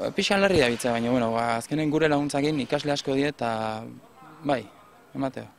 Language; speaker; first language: Basque; native; Basque